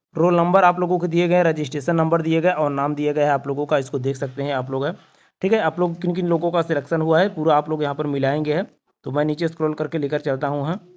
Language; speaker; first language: Hindi; native; Hindi